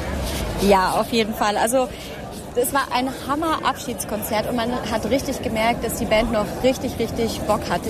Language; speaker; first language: German; native; German